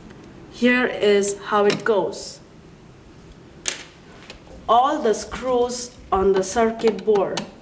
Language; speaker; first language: English; non-native, learner; Chinese